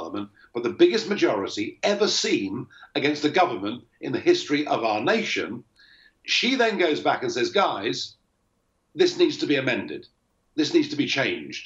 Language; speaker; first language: English; native; English